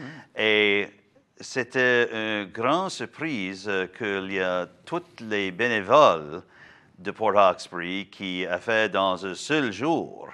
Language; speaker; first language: French; non-native, learner; English